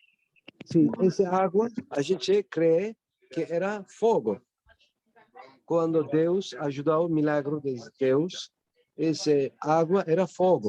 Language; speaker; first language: Portuguese; non-native, learner; Turkish